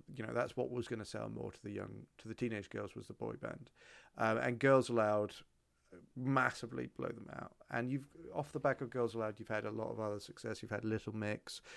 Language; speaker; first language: English; native; English